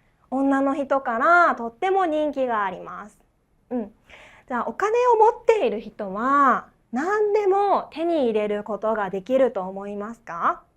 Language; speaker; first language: Japanese; non-native, fluent; Chinese